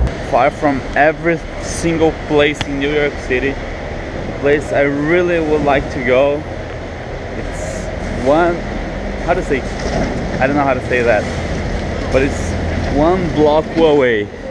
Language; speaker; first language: English; non-native, learner; Portuguese